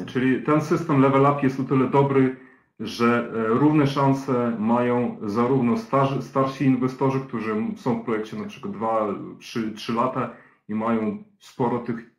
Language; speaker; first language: Polish; native; Polish